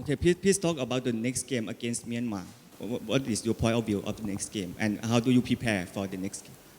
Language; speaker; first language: English; non-native, fluent; Thai